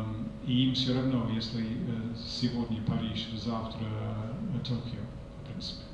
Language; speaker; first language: Russian; non-native, fluent; English